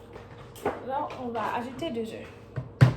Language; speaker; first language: French; non-native, learner; English